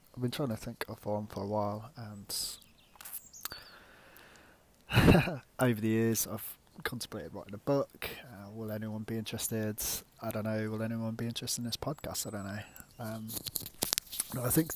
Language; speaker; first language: English; native; English